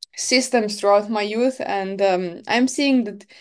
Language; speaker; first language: English; non-native, fluent; Slovenian